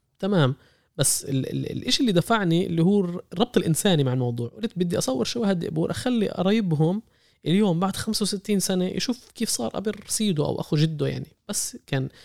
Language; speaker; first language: Arabic; native; Arabic